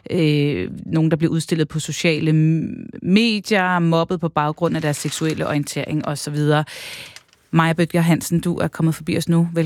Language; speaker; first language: Danish; native; Danish